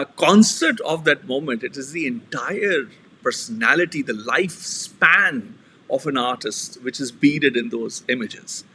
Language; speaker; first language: English; non-native, local second language; Punjabi